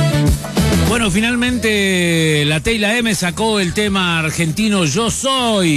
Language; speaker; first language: Spanish; native; Spanish